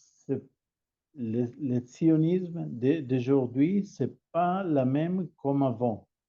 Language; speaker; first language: French; non-native, learner; Hebrew